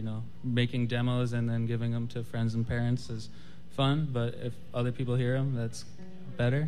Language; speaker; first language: English; native; English